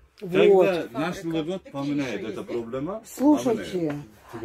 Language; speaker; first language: Russian; non-native, learner; Turkish